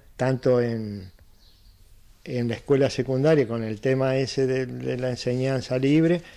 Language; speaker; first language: Spanish; native; Spanish